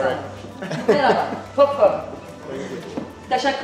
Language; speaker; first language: Turkish; non-native, learner; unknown